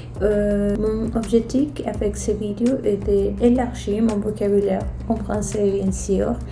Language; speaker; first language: French; non-native, fluent; Spanish